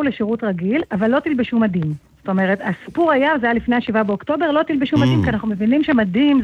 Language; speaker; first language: Hebrew; native; Hebrew